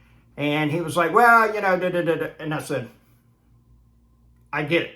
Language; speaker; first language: English; native; English